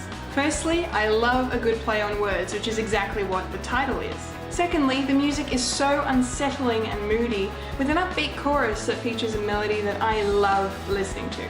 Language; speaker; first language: English; native; English